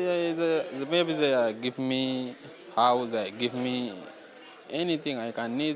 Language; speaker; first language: English; non-native, learner; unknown